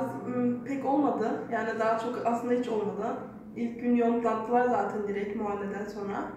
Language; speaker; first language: Turkish; early bilingual, heritage; Turkish